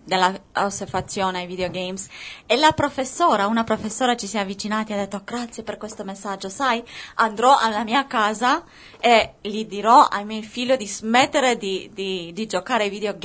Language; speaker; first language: Italian; non-native, fluent; Spanish